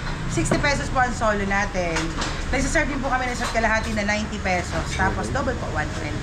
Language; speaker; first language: Filipino; native; Filipino